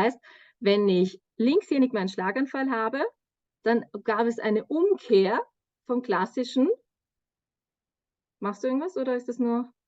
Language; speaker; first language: German; native; German